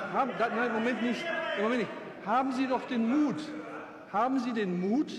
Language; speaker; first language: German; native; German